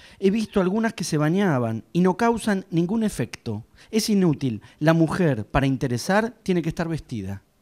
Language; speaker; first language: Spanish; native; Spanish